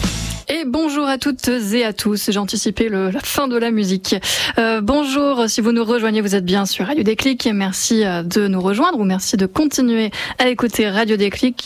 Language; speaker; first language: French; native; French